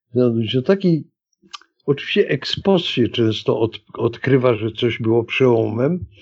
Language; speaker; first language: Polish; native; Polish